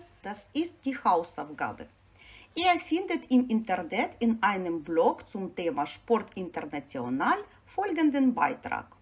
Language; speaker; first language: German; non-native, fluent; Ukrainian